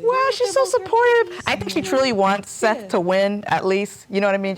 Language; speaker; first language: English; native; English